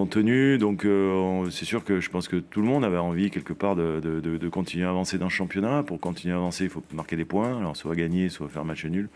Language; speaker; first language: French; native; French